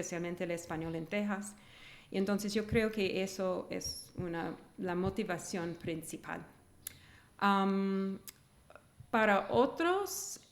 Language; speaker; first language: Spanish; non-native, fluent; English